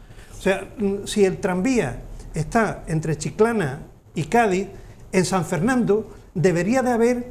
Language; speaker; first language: Spanish; native; Spanish